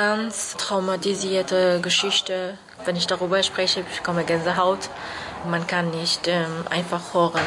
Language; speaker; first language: German; non-native, fluent; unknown